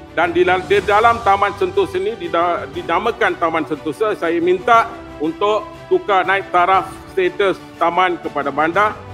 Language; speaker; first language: Malay; non-native, local second language; Tamil